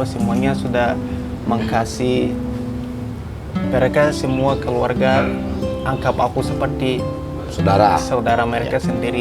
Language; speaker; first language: Indonesian; non-native, fluent; Hausa